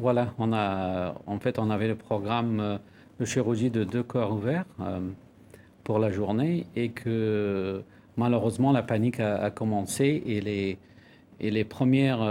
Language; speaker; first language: French; non-native, fluent; Persian